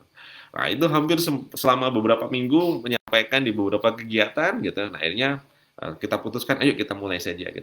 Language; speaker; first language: Indonesian; native; Indonesian